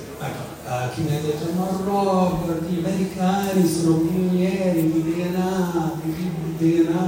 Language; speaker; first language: Italian; non-native, fluent; English